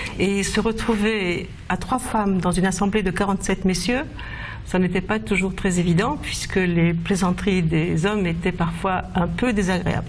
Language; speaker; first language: French; non-native, local second language; Swiss German